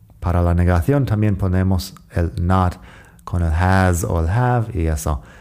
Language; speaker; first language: Spanish; non-native, fluent; English